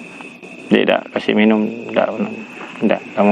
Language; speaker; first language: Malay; non-native, local second language; Madurese